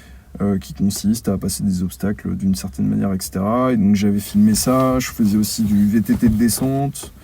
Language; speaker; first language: French; native; French